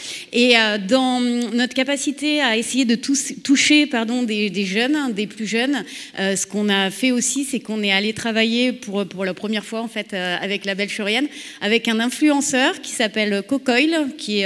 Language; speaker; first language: French; native; French